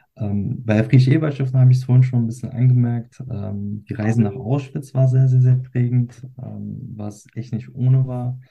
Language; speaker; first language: German; early bilingual, other home language; Turkish